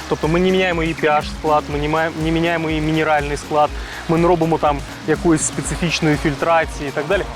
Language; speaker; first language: Ukrainian; native; Ukrainian